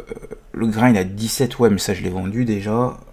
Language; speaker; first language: French; native; French